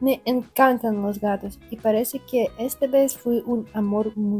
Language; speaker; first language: Spanish; non-native, fluent; Russian